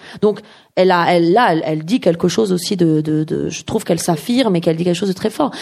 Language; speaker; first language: French; early bilingual, other home language; Persian